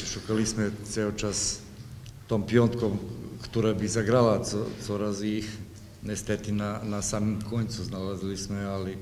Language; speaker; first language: Polish; non-native, fluent; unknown